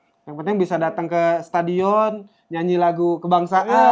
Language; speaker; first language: Indonesian; native; Indonesian